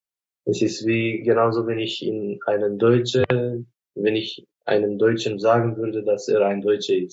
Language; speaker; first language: German; non-native, fluent; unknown